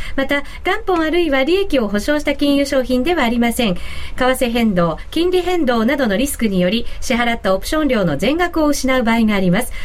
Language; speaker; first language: Japanese; native; Japanese